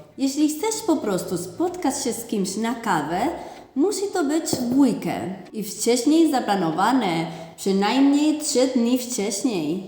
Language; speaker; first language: Polish; non-native, fluent; Spanish